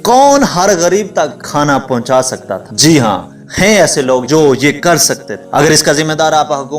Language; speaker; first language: Urdu; native; Urdu